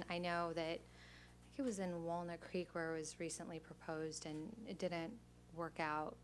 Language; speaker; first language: English; native; English